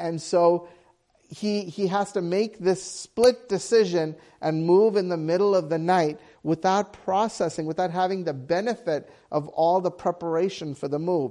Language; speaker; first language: English; non-native, local second language; Tamil